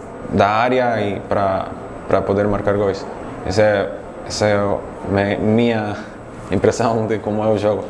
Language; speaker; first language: Portuguese; non-native, fluent; Spanish